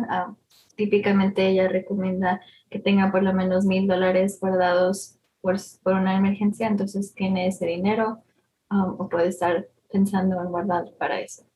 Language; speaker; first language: Spanish; early bilingual, heritage; Spanish